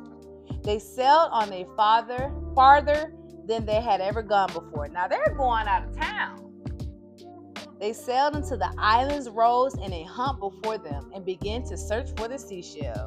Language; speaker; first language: English; native; English